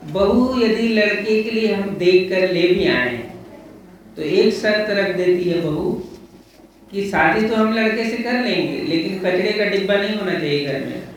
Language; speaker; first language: Hindi; native; Hindi